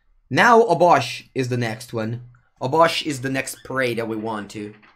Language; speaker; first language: English; non-native, fluent; Italian